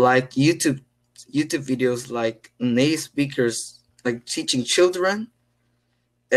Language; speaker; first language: English; non-native, learner; Korean